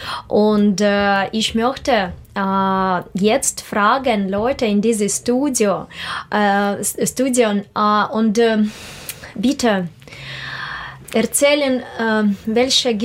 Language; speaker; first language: German; non-native, learner; Russian